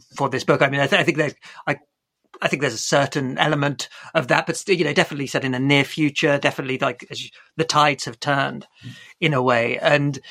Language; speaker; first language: English; native; English